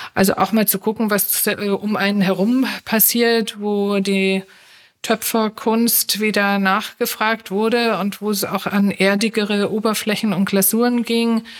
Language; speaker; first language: German; native; German